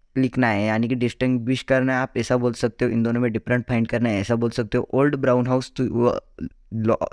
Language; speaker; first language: Hindi; non-native, local second language; Marathi